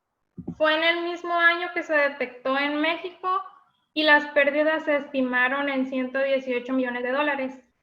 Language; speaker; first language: Spanish; native; Spanish